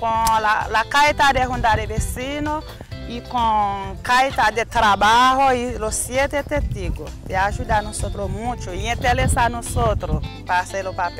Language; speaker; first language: Spanish; non-native, learner; Haitian Creole